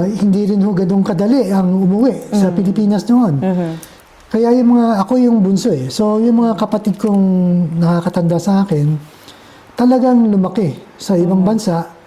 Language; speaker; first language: Filipino; early bilingual, heritage; Filipino